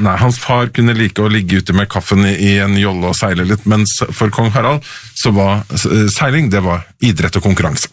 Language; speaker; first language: Norwegian; native; Norwegian